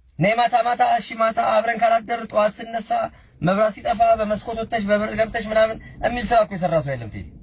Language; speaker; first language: Amharic; native; Amharic